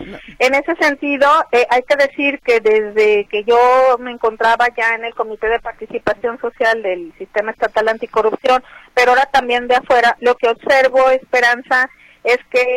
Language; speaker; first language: Spanish; native; Spanish